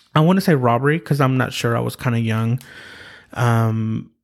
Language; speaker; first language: English; early bilingual, other home language; Spanish